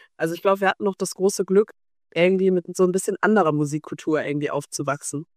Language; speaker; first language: German; native; German